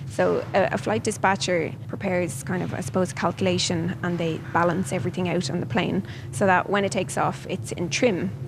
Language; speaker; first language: English; native; English